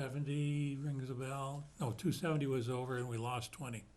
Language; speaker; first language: English; native; English